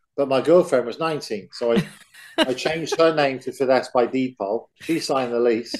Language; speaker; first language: English; native; English